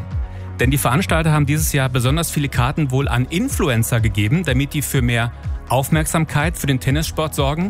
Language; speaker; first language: German; native; German